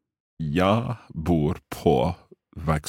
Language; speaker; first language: Swedish; non-native, learner; English